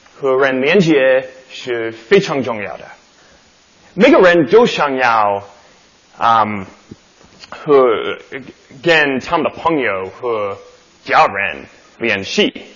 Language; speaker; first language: Chinese; non-native, learner; English